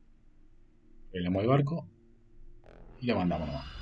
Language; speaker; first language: Spanish; native; Spanish